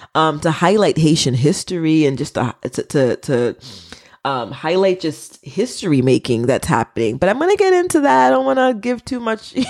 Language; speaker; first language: English; early bilingual, other home language; Haitian Creole